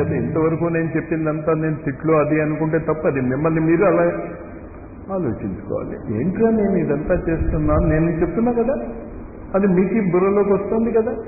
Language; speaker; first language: Telugu; non-native, fluent; Hindi